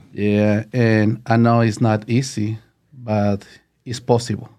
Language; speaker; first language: English; non-native, learner; Spanish